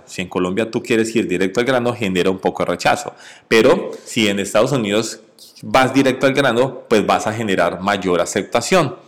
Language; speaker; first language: Spanish; native; Spanish